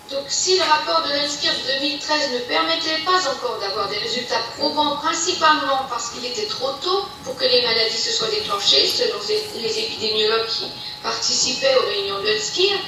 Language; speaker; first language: French; native; French